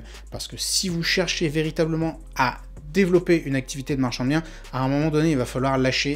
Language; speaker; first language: French; native; French